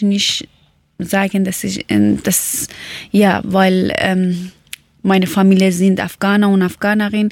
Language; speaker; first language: German; non-native, learner; Persian